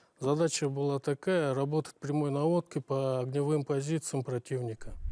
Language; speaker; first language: Russian; native; Russian